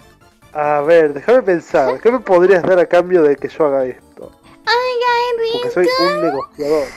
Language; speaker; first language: Spanish; native; Spanish